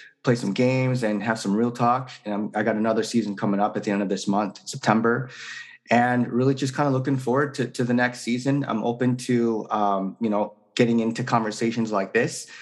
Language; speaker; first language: English; native; English